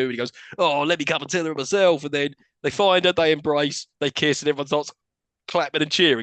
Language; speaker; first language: English; native; English